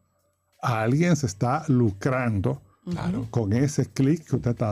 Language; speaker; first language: Spanish; native; Spanish